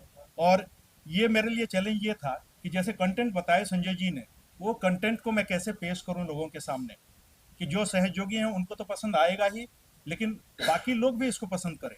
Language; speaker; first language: Hindi; native; Hindi